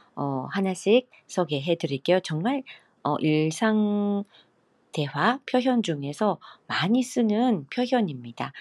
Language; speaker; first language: Korean; non-native, fluent; Japanese